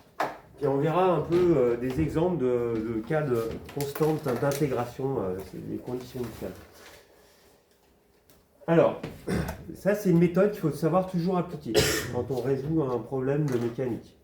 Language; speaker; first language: French; native; French